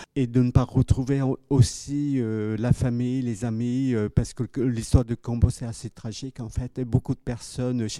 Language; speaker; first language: French; early bilingual, other home language; Khmer